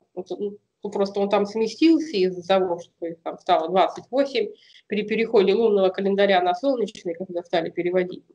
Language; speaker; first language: Russian; native; Russian